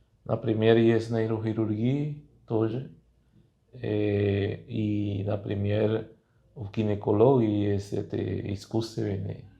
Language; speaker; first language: Russian; non-native, fluent; Spanish